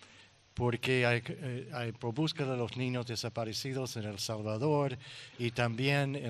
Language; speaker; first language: Spanish; non-native, learner; English